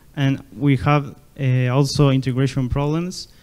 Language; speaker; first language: English; non-native, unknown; Spanish